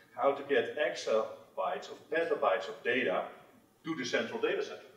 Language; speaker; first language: English; non-native, fluent; Dutch